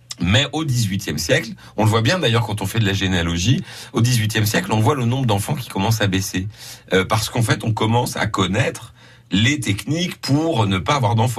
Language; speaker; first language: French; native; French